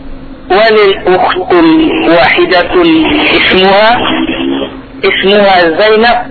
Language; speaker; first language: Arabic; non-native, learner; Indonesian